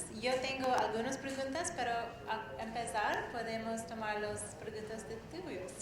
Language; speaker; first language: Spanish; non-native, learner; English